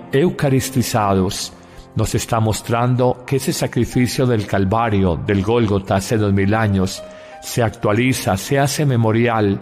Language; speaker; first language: Spanish; native; Spanish